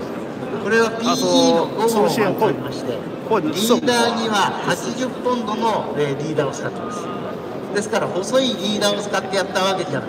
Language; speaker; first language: Japanese; native; Japanese